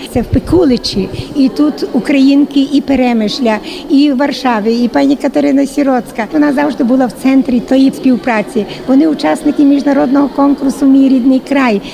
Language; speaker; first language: Ukrainian; native; Ukrainian